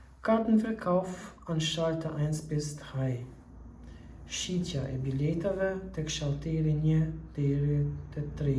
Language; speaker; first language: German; non-native, fluent; Albanian